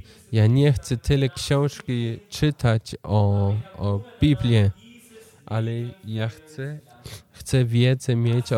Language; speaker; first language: Polish; non-native, learner; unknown